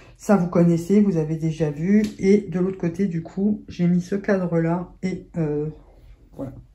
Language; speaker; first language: French; native; French